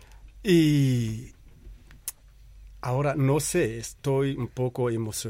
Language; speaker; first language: Spanish; non-native, fluent; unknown